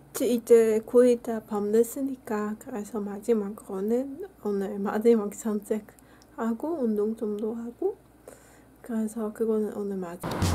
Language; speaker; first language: Korean; non-native, fluent; Dutch